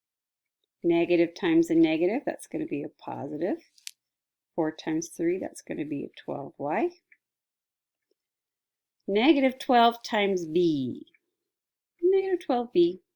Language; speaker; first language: English; native; English